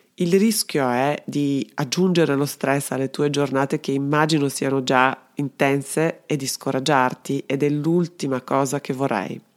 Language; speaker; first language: Italian; non-native, fluent; Serbian